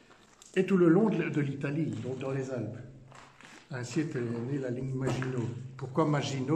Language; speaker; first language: French; native; French